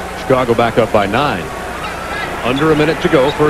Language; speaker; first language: English; native; English